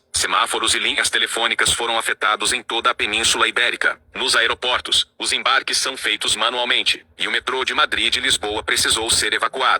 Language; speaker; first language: Portuguese; native; Portuguese